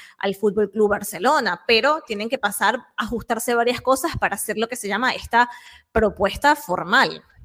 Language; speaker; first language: Spanish; native; Spanish